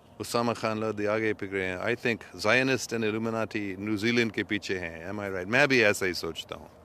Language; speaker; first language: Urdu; non-native, fluent; English